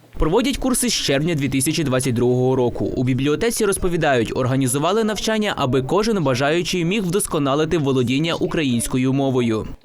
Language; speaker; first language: Ukrainian; native; Ukrainian